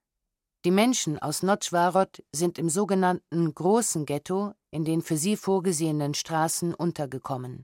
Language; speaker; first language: German; native; German